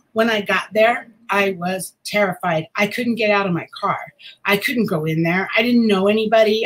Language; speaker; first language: English; native; English